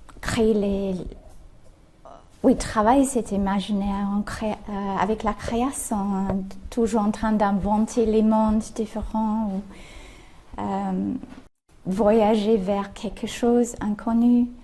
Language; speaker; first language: French; non-native, fluent; English